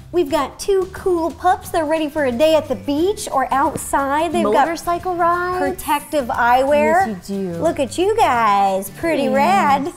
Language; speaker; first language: English; native; English